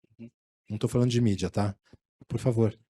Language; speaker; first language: Portuguese; native; Portuguese